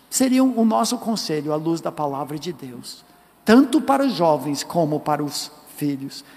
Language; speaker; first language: Portuguese; non-native, fluent; English